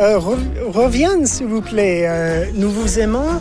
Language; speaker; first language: French; non-native, fluent; English